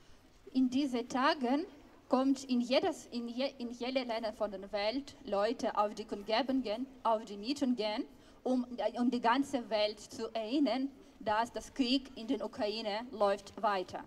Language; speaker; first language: German; non-native, learner; Ukrainian